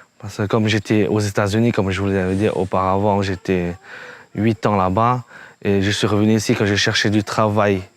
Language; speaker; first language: French; non-native, fluent; Hmong